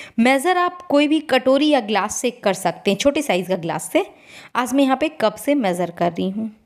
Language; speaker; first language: Hindi; native; Hindi